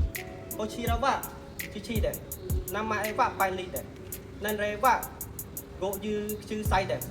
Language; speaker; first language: Japanese; non-native, learner; Khmer